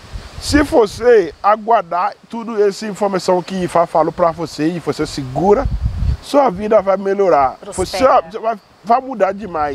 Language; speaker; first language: Portuguese; non-native, learner; Yoruba